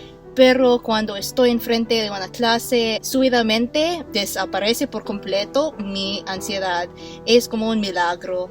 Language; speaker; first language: Spanish; non-native, fluent; English